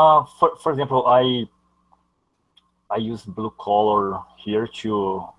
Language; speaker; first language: English; non-native, learner; Portuguese